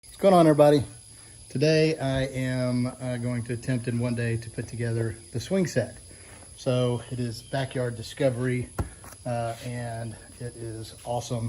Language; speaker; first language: English; native; English